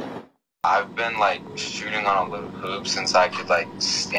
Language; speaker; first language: English; native; English